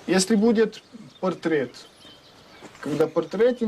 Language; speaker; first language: Russian; non-native, learner; French